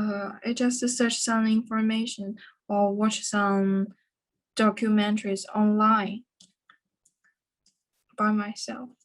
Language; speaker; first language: English; non-native, learner; Chinese